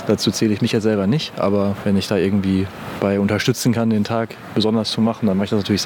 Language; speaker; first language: German; native; German